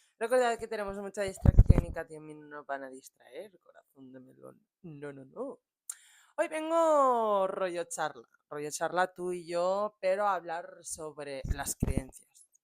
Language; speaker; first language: Spanish; early bilingual, other home language; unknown